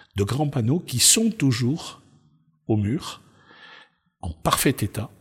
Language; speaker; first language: French; native; French